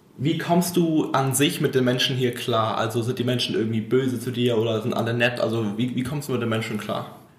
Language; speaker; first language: German; native; German